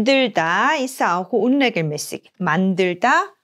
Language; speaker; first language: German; non-native, fluent; Korean